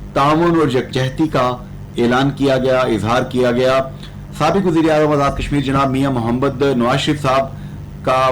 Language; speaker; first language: Urdu; non-native, local second language; Punjabi